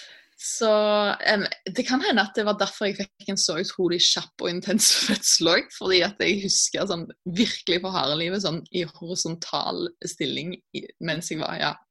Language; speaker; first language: Norwegian; native; Norwegian